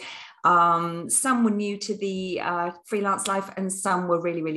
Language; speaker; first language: English; native; English